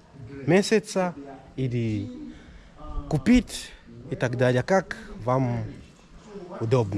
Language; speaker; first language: Russian; non-native, learner; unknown